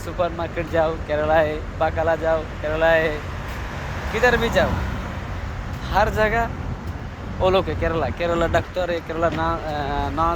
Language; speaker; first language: Hindi; non-native, local second language; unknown